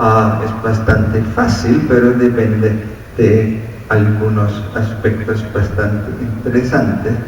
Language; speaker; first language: Spanish; non-native, fluent; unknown